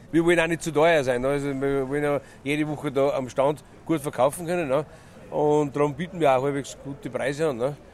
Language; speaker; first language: German; native; German